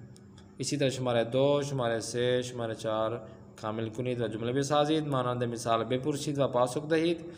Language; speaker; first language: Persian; non-native, fluent; Urdu